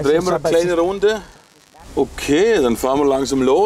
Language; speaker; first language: German; native; German